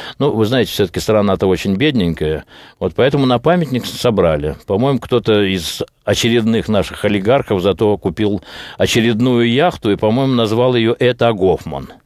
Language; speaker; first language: Russian; native; Russian